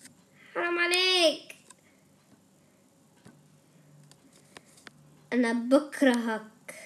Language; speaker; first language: Arabic; native; Arabic